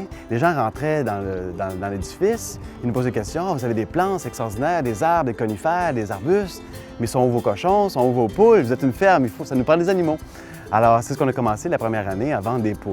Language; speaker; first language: French; native; French